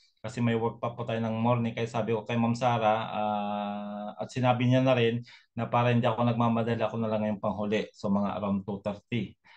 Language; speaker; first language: Filipino; native; Filipino